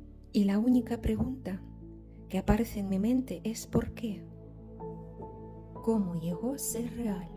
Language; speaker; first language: Spanish; non-native, fluent; Ukrainian